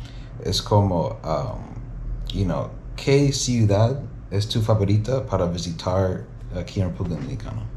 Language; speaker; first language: Spanish; non-native, learner; English